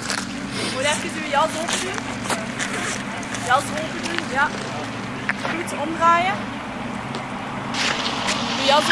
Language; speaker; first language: Dutch; native; Dutch